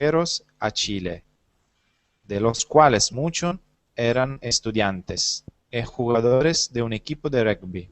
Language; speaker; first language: Spanish; non-native, learner; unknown